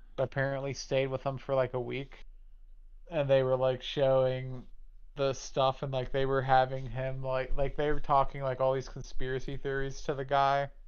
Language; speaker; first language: English; native; English